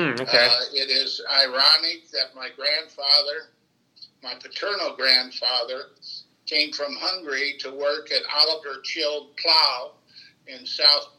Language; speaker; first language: English; native; English